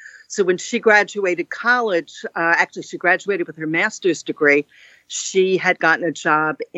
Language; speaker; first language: English; native; English